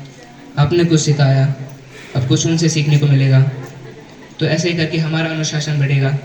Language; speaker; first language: Hindi; native; Hindi